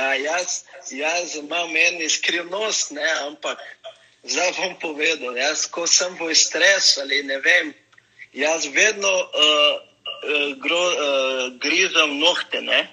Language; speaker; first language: Slovenian; non-native, learner; Portuguese